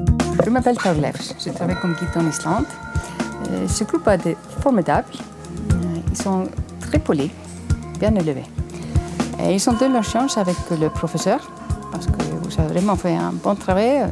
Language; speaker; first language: French; non-native, fluent; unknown